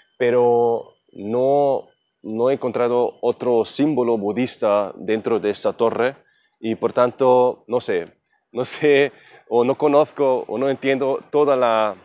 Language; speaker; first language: Spanish; non-native, fluent; German